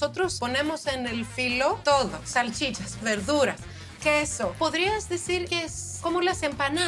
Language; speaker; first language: Spanish; non-native, fluent; Greek